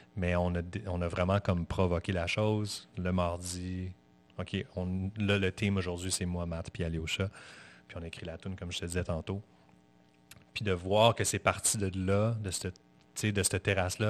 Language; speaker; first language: French; native; French